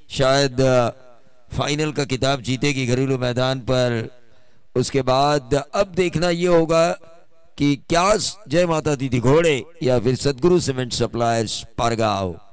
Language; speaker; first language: Hindi; non-native, local second language; Marathi